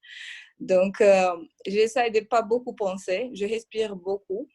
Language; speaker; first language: French; non-native, fluent; Portuguese